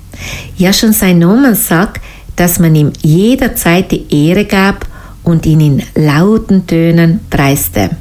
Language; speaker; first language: German; native; German